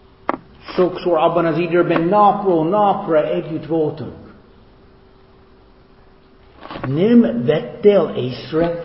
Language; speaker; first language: Hungarian; non-native, fluent; English